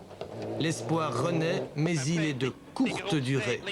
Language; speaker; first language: French; native; French